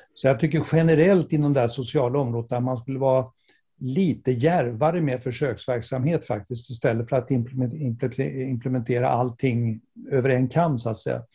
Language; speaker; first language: Swedish; native; Swedish